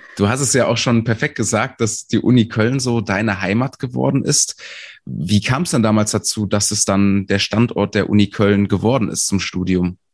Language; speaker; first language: German; native; German